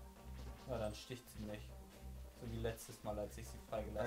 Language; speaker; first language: German; native; German